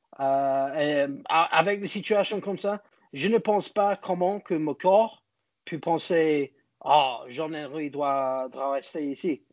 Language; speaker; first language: French; non-native, learner; English